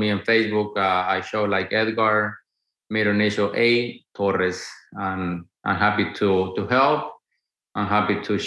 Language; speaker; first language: English; non-native, fluent; Spanish